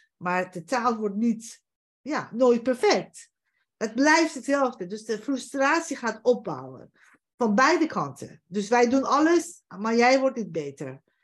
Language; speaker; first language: Dutch; non-native, fluent; Persian